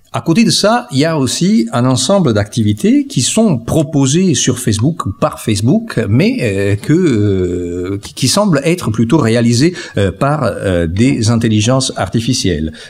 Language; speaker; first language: French; non-native, fluent; Italian